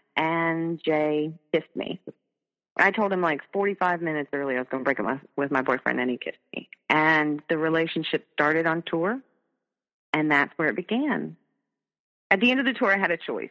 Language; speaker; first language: English; native; English